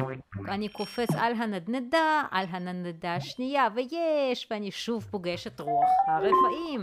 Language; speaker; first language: Hebrew; native; Hebrew